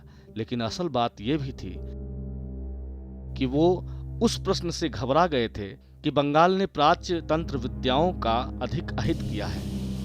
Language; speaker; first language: Hindi; native; Hindi